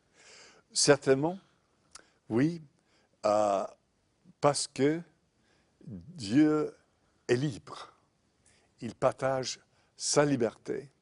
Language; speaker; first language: French; non-native, fluent; English